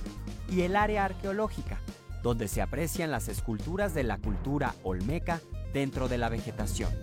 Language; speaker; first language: Spanish; native; Spanish